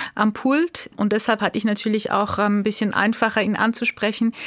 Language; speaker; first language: German; non-native, fluent; Georgian